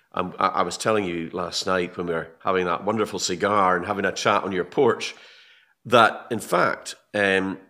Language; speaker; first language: English; native; English